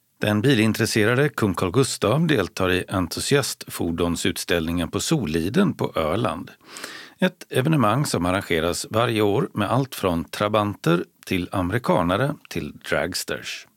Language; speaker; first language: Swedish; native; Swedish